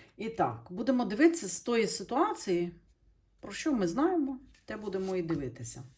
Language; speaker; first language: Ukrainian; non-native, local second language; Russian